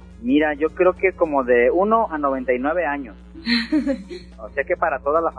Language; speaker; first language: Spanish; native; Spanish